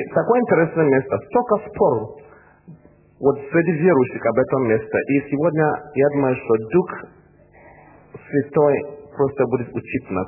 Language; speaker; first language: Russian; non-native, learner; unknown